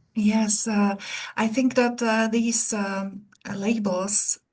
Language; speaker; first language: English; non-native, fluent; Czech